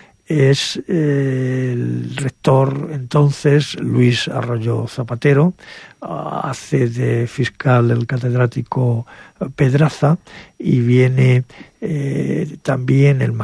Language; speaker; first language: Spanish; native; Spanish